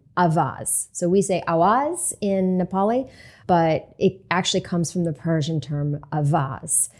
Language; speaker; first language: English; native; English